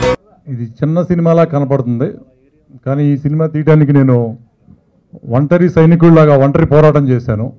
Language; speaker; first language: Telugu; native; Telugu